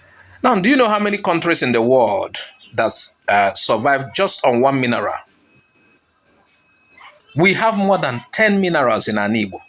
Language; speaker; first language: English; non-native, local second language; Igbo